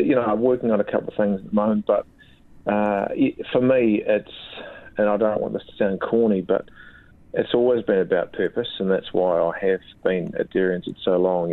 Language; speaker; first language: English; native; English